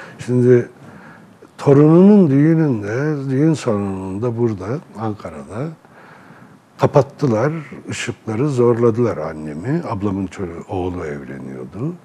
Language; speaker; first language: Turkish; non-native, local second language; Arabic